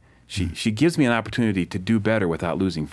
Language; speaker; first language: English; native; English